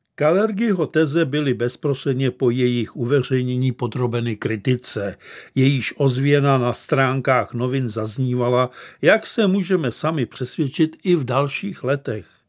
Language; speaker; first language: Czech; native; Czech